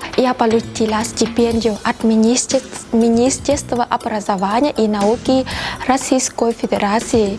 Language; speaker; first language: Russian; non-native, fluent; Vietnamese